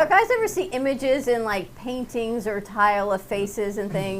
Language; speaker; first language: English; native; English